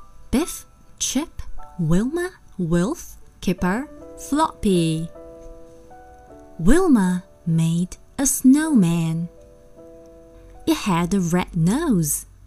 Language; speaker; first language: English; non-native, fluent; Chinese